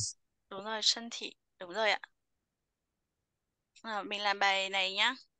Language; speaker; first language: Chinese; non-native, fluent; Vietnamese